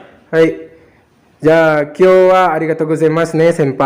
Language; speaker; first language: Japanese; non-native, learner; Indonesian